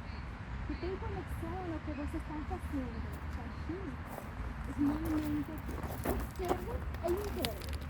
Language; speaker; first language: Portuguese; non-native, fluent; Spanish